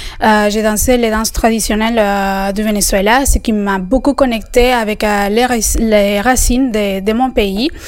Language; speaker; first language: French; non-native, fluent; Spanish